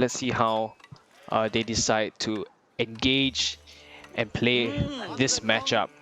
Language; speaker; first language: English; native; English